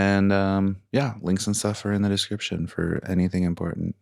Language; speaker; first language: English; native; English